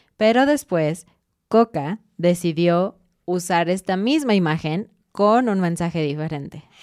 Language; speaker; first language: Spanish; native; Spanish